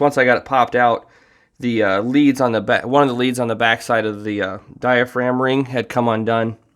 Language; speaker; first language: English; native; English